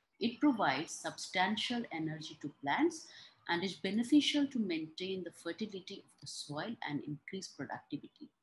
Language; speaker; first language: English; non-native, local second language; Hindi